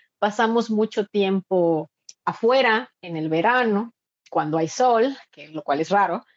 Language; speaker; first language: Spanish; native; Spanish